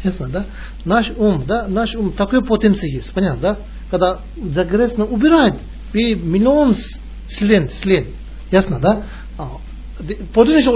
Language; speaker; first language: Russian; non-native, learner; Tibetan